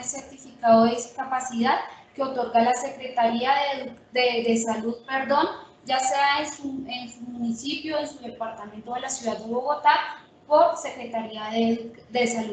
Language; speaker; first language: Spanish; native; Spanish